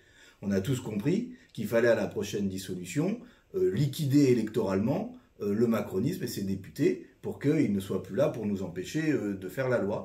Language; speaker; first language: French; native; French